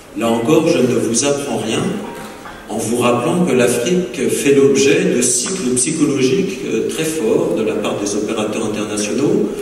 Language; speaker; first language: French; native; French